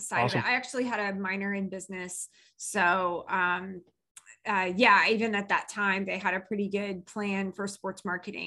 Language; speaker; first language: English; native; English